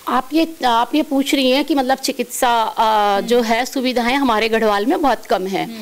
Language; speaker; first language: Hindi; native; Hindi